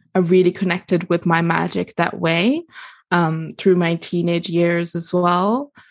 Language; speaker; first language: English; non-native, fluent; Italian